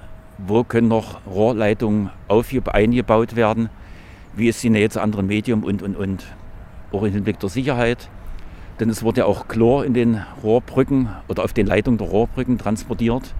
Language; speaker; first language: German; native; German